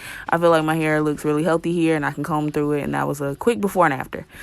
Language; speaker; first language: English; native; English